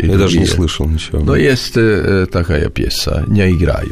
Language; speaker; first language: Russian; non-native, learner; Hungarian